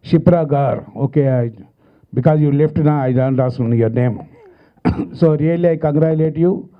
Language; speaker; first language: English; non-native, local second language; Telugu